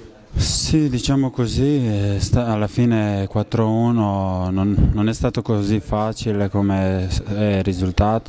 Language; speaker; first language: Italian; non-native, fluent; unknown